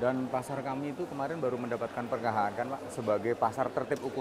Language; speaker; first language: Indonesian; native; Indonesian